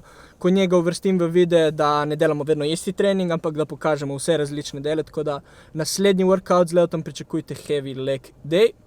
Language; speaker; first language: Slovenian; native; Slovenian